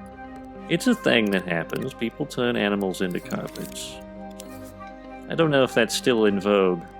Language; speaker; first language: English; native; English